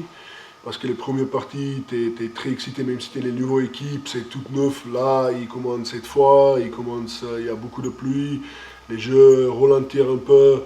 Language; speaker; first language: French; non-native, fluent; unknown